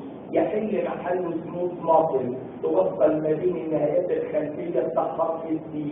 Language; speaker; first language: Arabic; native; Arabic